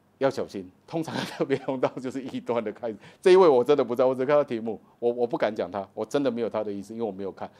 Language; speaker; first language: Chinese; native; Chinese